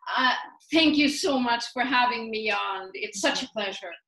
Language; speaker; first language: English; non-native, fluent; Swedish